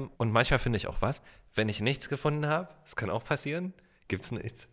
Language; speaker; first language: German; native; German